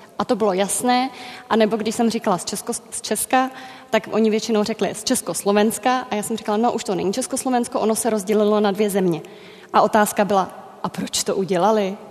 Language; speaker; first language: Czech; early bilingual, other home language; Vietnamese